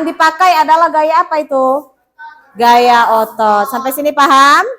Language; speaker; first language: Indonesian; native; Indonesian